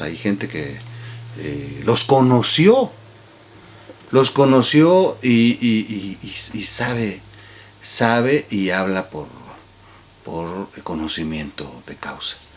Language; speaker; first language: Spanish; native; Spanish